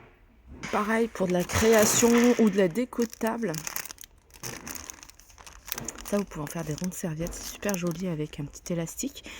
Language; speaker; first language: French; native; French